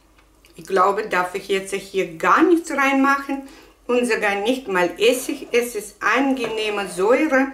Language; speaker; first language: German; non-native, fluent; Russian